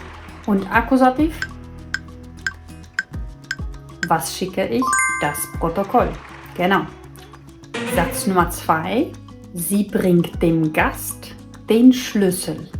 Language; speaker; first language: German; non-native, fluent; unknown